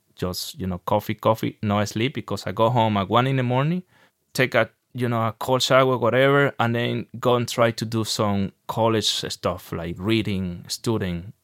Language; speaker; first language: English; non-native, fluent; Spanish